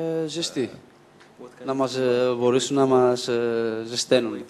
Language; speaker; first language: Greek; non-native, fluent; Portuguese